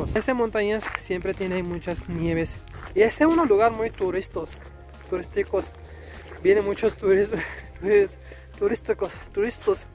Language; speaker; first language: Spanish; non-native, learner; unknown